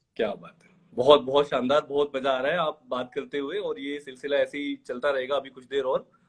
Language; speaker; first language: Hindi; native; Hindi